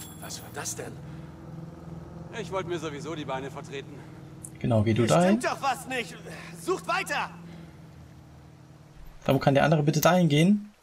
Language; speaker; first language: German; native; German